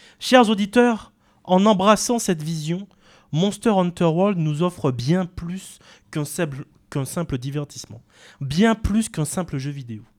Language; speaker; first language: French; native; French